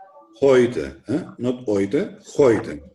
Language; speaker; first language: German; non-native, fluent; Greek